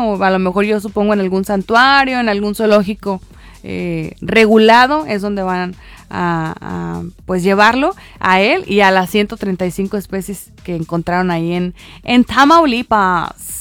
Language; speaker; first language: Spanish; native; Spanish